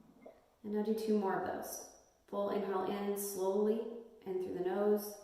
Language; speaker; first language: English; native; English